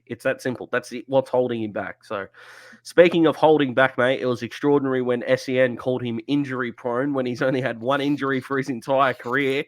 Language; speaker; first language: English; native; English